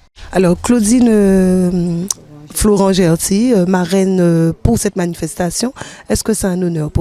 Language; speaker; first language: French; native; French